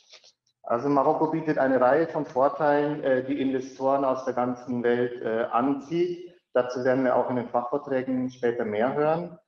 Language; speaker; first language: German; native; German